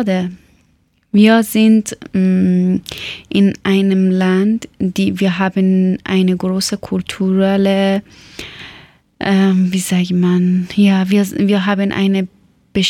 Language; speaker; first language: German; non-native, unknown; Persian